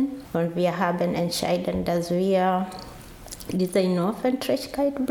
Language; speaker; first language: German; non-native, learner; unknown